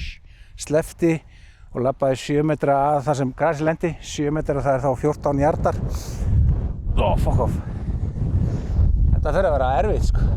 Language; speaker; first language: Icelandic; native; Icelandic